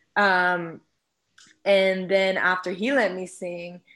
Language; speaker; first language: English; non-native, fluent; Hebrew